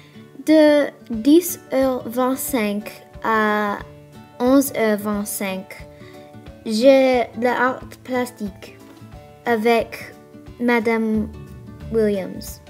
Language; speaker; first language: French; non-native, learner; English